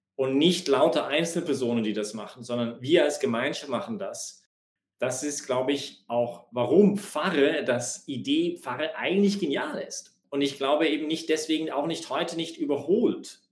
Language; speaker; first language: German; non-native, fluent; English